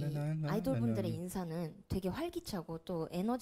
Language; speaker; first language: Korean; native; Korean